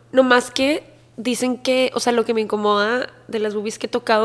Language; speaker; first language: Spanish; native; Spanish